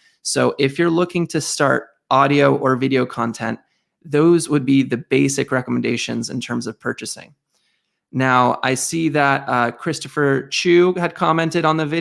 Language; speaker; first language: English; native; English